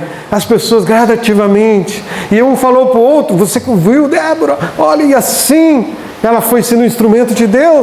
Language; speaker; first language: Portuguese; native; Portuguese